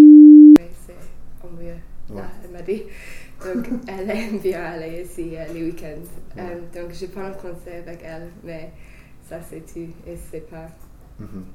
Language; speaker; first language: French; non-native, fluent; English